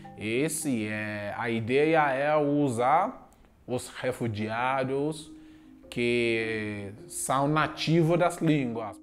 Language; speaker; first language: Portuguese; non-native, learner; Yoruba